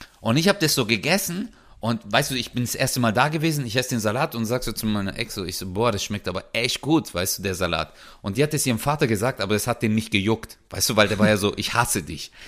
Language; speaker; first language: German; early bilingual, other home language; Turkish